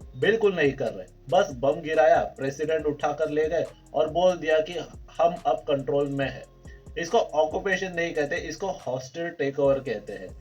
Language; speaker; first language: Hindi; native; Hindi